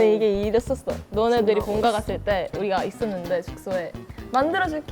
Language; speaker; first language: Korean; native; Korean